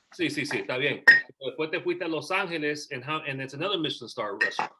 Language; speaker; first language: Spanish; early bilingual, heritage; Spanish